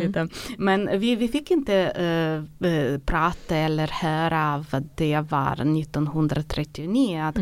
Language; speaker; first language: Swedish; non-native, fluent; Ukrainian